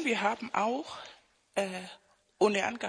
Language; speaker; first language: German; non-native, fluent; Spanish